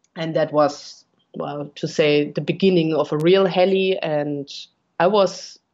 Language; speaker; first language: English; non-native, fluent; German